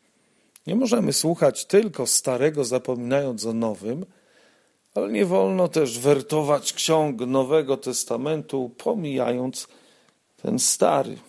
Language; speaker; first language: Polish; native; Polish